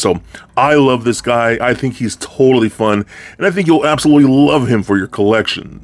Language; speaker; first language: English; native; English